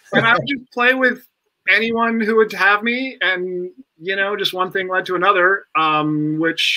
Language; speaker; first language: English; native; English